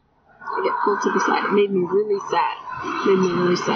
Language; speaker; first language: English; early bilingual, other home language; Spanish